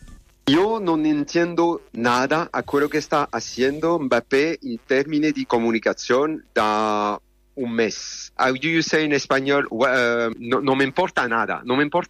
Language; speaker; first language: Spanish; non-native, learner; French